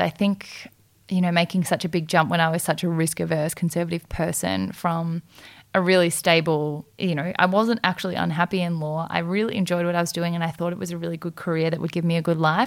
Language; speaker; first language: English; native; English